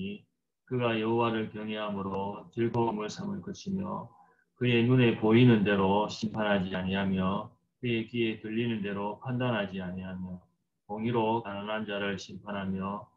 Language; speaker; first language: Korean; native; Korean